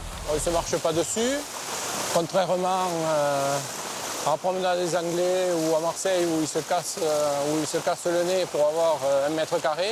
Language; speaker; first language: French; native; French